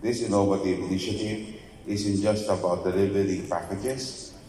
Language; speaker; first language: English; non-native, local second language; Filipino